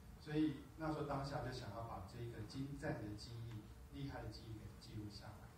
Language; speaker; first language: Chinese; native; Chinese